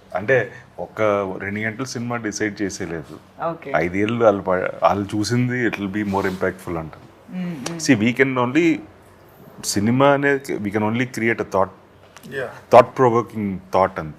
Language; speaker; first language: Telugu; native; Telugu